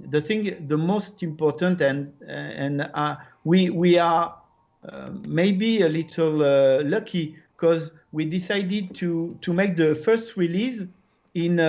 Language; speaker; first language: English; non-native, learner; French